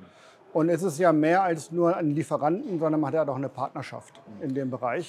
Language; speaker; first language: German; native; German